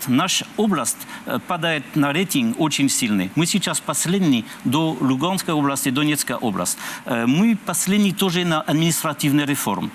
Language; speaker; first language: Russian; non-native, learner; French